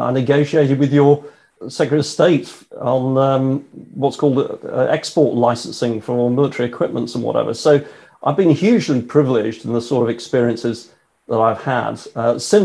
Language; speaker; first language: English; native; English